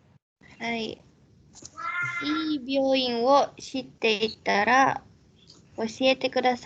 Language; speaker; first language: Japanese; non-native, learner; Indonesian